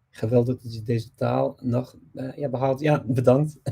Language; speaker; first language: Dutch; non-native, fluent; English